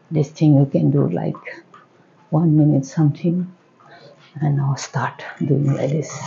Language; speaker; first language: English; non-native, local second language; Assamese